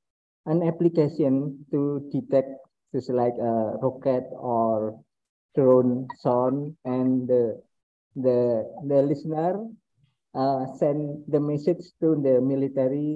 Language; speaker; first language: English; non-native, learner; Indonesian